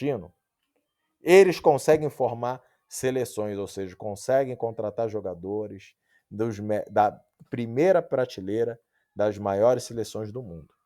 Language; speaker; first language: Portuguese; native; Portuguese